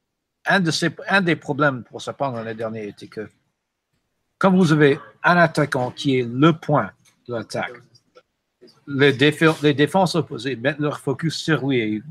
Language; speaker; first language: French; non-native, fluent; English